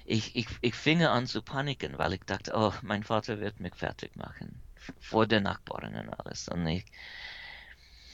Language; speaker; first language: German; early bilingual, heritage; English